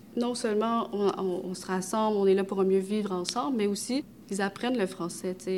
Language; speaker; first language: French; early bilingual, other home language; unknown